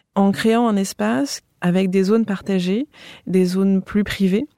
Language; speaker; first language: French; native; French